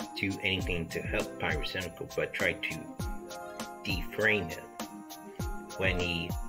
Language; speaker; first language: English; native; English